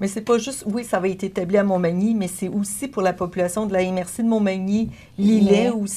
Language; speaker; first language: French; native; French